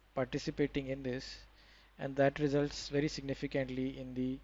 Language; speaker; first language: English; non-native, local second language; Urdu